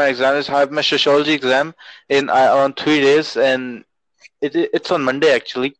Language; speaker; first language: English; non-native, local second language; Urdu